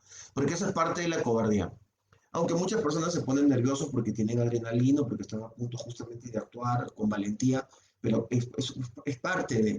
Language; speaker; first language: Spanish; native; Spanish